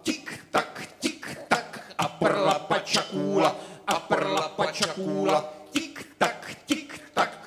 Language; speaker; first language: Czech; native; Czech